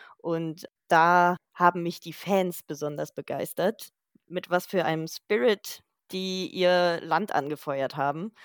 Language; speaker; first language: German; native; German